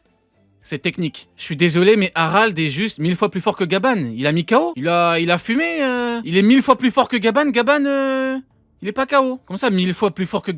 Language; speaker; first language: French; native; French